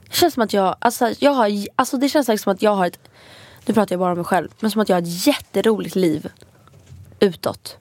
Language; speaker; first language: Swedish; native; Swedish